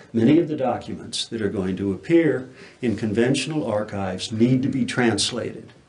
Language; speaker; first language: English; native; English